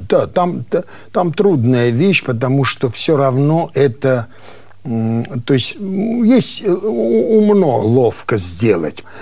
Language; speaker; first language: Russian; non-native, local second language; Armenian